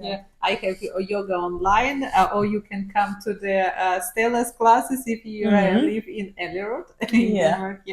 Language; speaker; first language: English; non-native, fluent; Danish